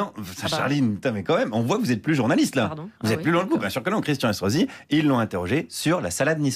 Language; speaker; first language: French; native; French